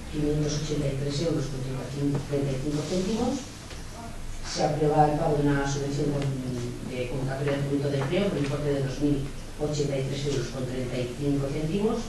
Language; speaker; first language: Spanish; native; Spanish